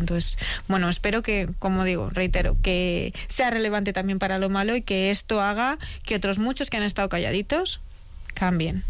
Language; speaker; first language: Spanish; native; Spanish